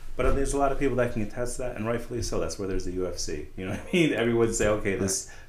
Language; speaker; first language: English; native; English